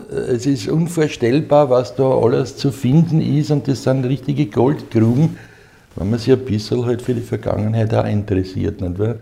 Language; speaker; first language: German; native; German